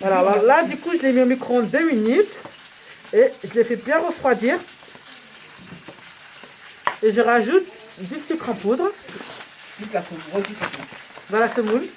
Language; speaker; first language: French; native; French